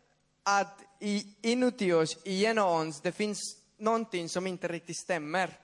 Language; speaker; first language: Swedish; non-native, fluent; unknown